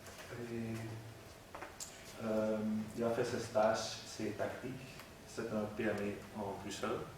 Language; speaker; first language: French; non-native, learner; Dutch